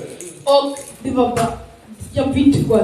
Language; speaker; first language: Swedish; early bilingual, other home language; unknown